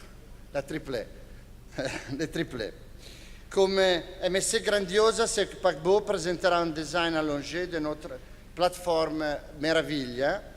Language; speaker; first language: French; non-native, fluent; Italian